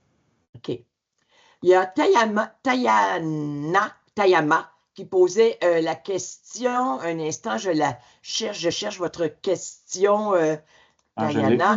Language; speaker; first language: French; native; French